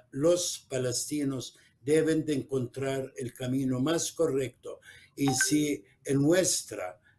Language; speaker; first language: Spanish; non-native, fluent; Arabic